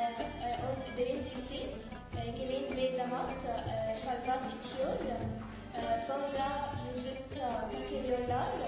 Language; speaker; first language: Turkish; non-native, learner; Arabic